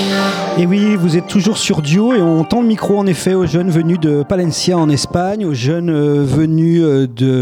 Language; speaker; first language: French; native; French